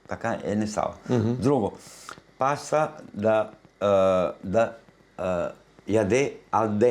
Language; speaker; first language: Bulgarian; non-native, learner; Italian